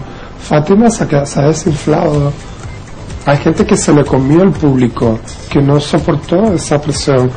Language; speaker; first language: Spanish; native; Spanish